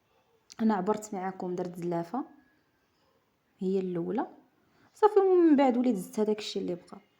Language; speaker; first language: Arabic; native; Arabic